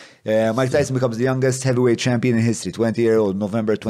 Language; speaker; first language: English; non-native, local second language; Maltese